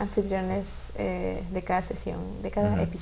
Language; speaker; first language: Spanish; non-native, fluent; English